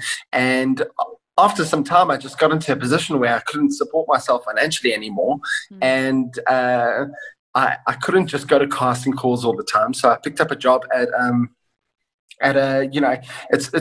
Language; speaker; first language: English; native; English